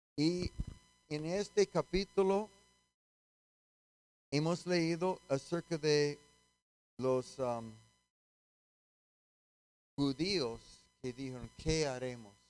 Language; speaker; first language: Spanish; non-native, fluent; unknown